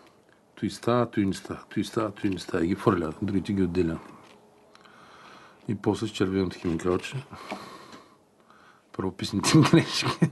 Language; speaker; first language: Bulgarian; native; Bulgarian